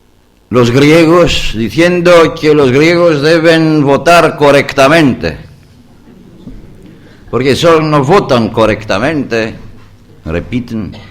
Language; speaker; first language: Spanish; non-native, learner; Greek